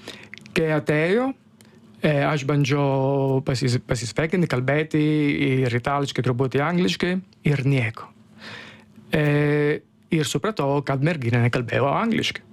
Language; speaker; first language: Lithuanian; non-native, learner; Italian